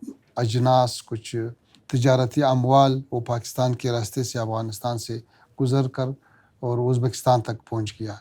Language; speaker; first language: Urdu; non-native, learner; Pashto